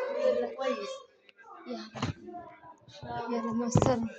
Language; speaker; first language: Arabic; non-native, learner; Bangla